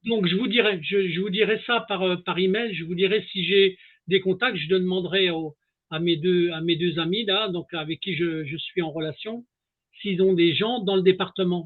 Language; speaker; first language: French; native; French